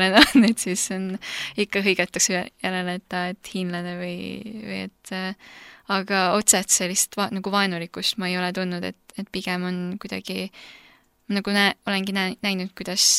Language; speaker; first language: Estonian; early bilingual, other home language; Korean